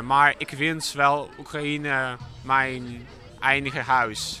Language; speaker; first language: Dutch; non-native, learner; Ukrainian